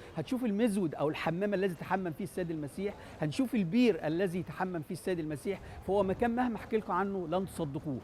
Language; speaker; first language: Egyptian Arabic; native; Egyptian Arabic